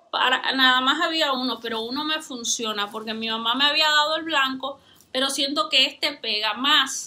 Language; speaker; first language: Spanish; native; Spanish